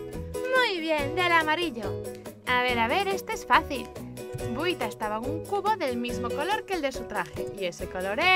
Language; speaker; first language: Spanish; native; Spanish